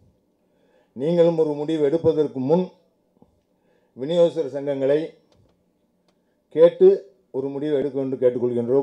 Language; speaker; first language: Tamil; native; Tamil